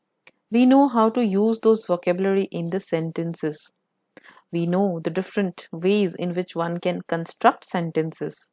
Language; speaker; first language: English; non-native, local second language; Hindi